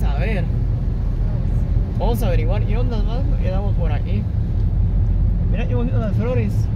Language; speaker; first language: Spanish; native; Spanish